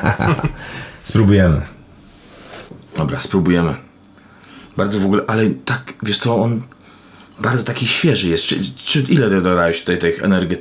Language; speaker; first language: Polish; native; Polish